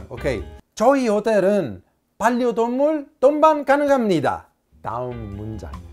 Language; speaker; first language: Korean; non-native, learner; Italian